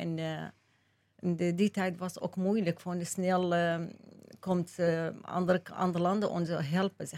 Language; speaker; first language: Dutch; non-native, learner; Arabic